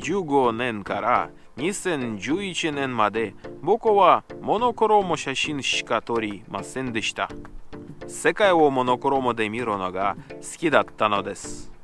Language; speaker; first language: Japanese; non-native, learner; Russian